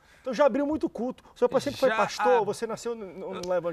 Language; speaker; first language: Portuguese; native; Portuguese